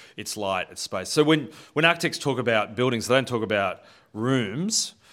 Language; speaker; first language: English; native; English